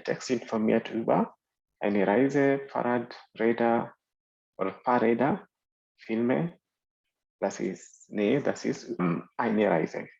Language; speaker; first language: German; non-native, fluent; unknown